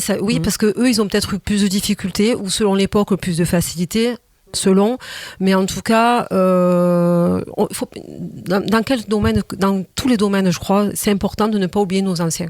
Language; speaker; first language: French; native; French